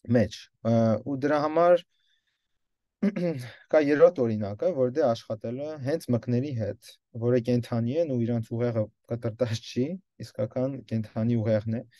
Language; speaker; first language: Armenian; early bilingual, heritage; Armenian